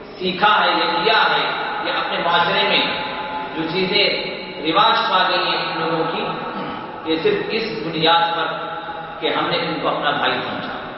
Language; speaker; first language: Urdu; native; Urdu